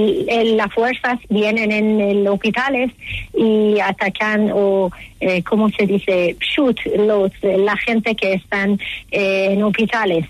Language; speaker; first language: Spanish; non-native, learner; Persian